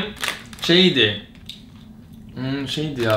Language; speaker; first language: Turkish; non-native, fluent; Portuguese